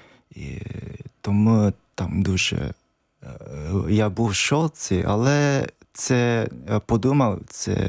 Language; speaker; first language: Ukrainian; non-native, learner; Japanese